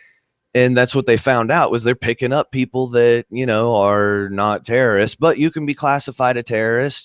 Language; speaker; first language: English; native; English